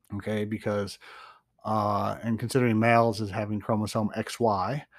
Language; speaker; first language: English; native; English